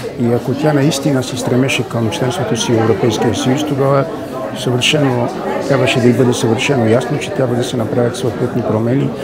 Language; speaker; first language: Bulgarian; native; Bulgarian